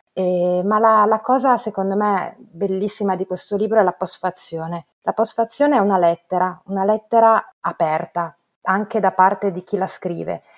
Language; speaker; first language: Italian; native; Italian